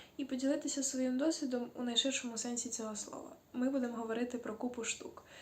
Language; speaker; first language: Ukrainian; native; Ukrainian